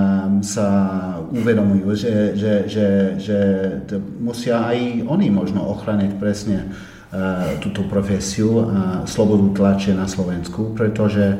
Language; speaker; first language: Slovak; non-native, fluent; English